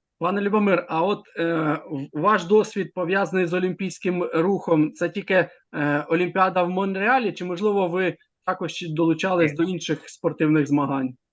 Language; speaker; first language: Ukrainian; native; Ukrainian